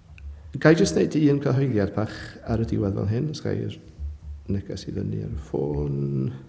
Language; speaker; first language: Welsh; native; Welsh